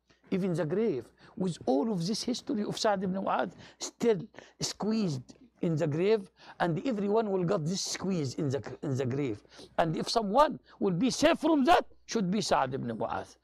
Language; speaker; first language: English; non-native, fluent; Arabic